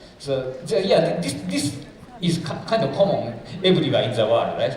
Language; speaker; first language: English; non-native, fluent; Japanese